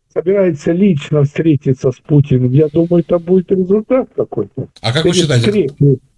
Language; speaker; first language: Russian; native; Russian